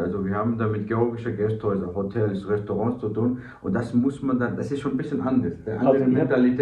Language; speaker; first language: German; non-native, fluent; Georgian